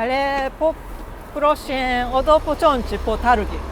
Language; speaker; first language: Polish; non-native, learner; Japanese